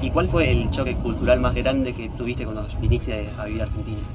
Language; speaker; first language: Spanish; native; Spanish